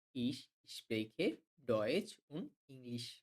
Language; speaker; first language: German; non-native, fluent; Bangla